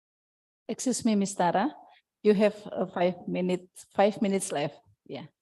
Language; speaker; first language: English; non-native, fluent; Indonesian